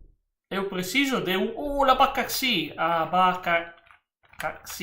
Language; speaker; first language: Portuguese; non-native, learner; Italian